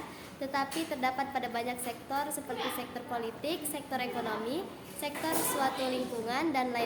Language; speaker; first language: Indonesian; native; Indonesian